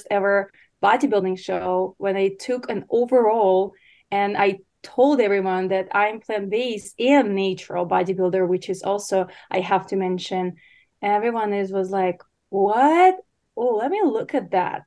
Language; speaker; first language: English; non-native, fluent; Ukrainian